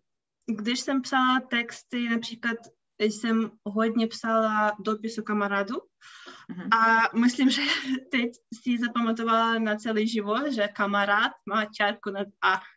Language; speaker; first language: Czech; non-native, fluent; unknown